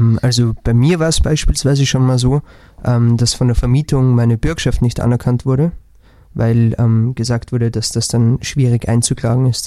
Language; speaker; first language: German; native; German